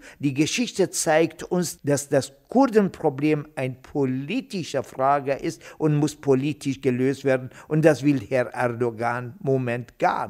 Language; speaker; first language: German; non-native, fluent; Kurdish